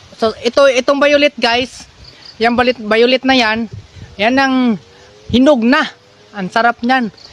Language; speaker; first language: Filipino; non-native, local second language; Cebuano